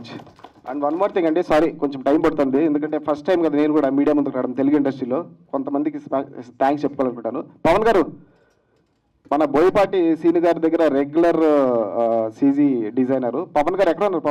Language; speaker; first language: Telugu; native; Telugu